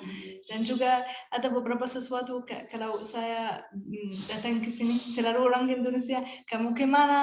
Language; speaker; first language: Indonesian; non-native, learner; Arabic